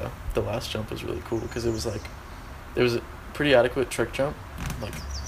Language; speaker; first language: English; native; English